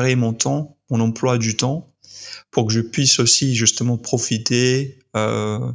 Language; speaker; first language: French; non-native, fluent; English